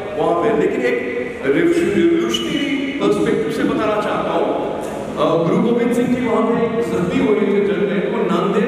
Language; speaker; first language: Urdu; non-native, local second language; Kashmiri